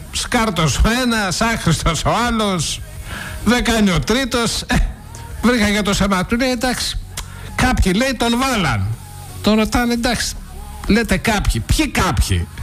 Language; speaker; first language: Greek; native; Greek